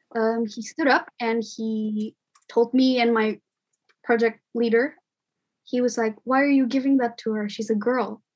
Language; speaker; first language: English; non-native, fluent; Indonesian